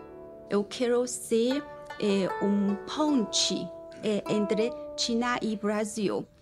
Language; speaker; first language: Portuguese; non-native, learner; Chinese